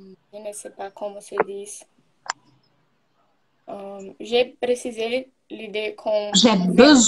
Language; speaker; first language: French; non-native, learner; Portuguese